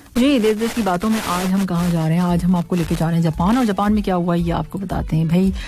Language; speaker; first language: Urdu; native; Urdu